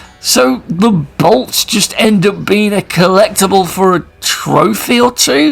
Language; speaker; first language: English; native; English